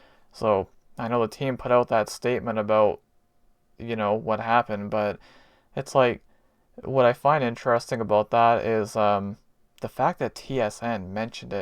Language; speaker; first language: English; native; English